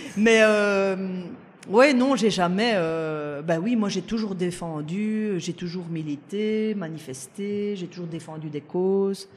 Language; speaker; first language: French; early bilingual, other home language; Italian